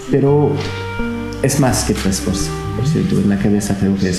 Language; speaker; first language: Spanish; non-native, learner; French